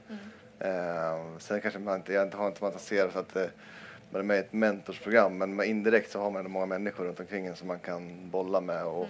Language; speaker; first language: Swedish; native; Swedish